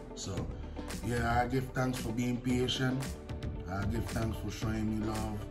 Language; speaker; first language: English; native; English